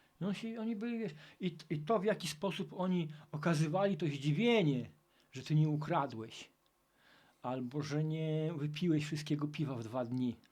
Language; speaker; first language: Polish; native; Polish